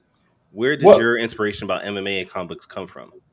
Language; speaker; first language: English; native; English